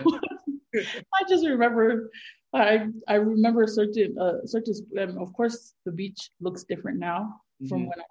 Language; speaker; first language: English; native; English